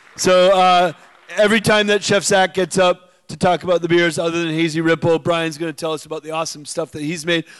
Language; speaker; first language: English; native; English